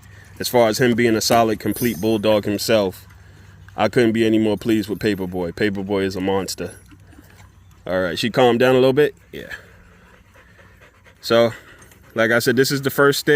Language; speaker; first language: English; native; English